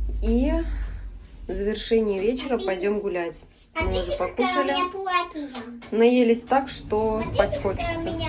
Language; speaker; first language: Russian; native; Russian